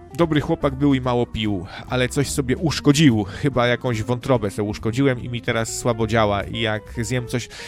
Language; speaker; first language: Polish; native; Polish